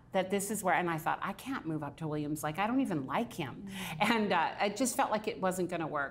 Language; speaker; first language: English; native; English